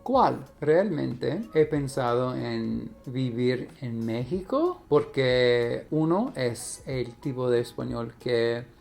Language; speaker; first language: Spanish; non-native, learner; English